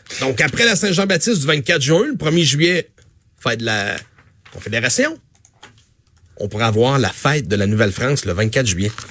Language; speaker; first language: French; native; French